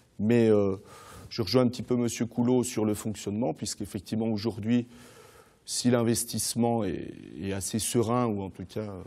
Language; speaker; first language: French; native; French